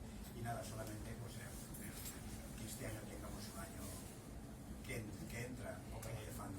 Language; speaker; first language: Spanish; native; Spanish